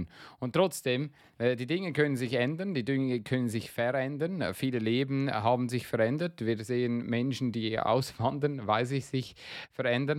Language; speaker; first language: German; non-native, fluent; English